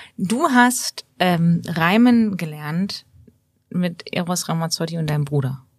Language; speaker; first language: German; native; German